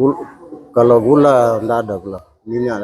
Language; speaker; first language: Indonesian; non-native, local second language; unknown